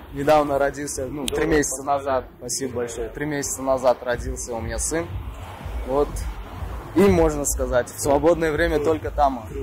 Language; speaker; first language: Russian; non-native, local second language; Uzbek